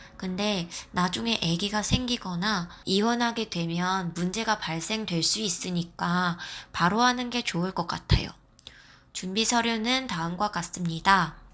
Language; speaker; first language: Korean; non-native, fluent; Vietnamese